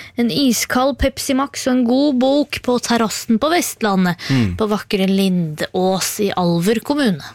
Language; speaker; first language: Norwegian; native; Norwegian